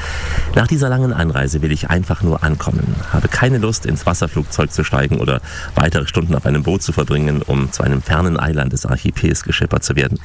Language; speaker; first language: German; native; German